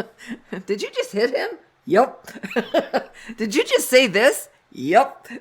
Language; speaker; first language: English; native; English